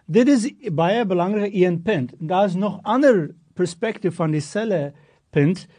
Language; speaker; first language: Afrikaans; non-native, fluent; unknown